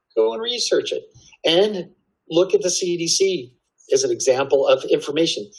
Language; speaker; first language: English; native; English